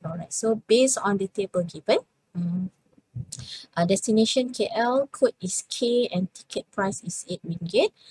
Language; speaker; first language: English; non-native, local second language; Malay